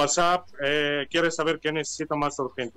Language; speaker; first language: Spanish; non-native, learner; Ukrainian